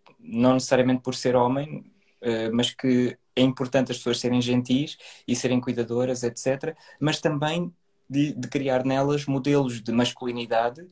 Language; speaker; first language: Portuguese; native; Portuguese